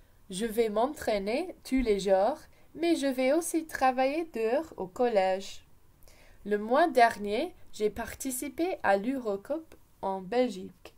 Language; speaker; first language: French; non-native, fluent; English